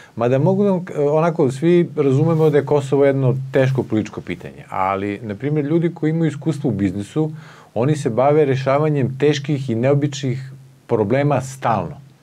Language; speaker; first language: Serbian; native; Serbian